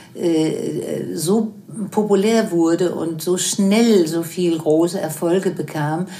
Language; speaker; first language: German; non-native, fluent; Danish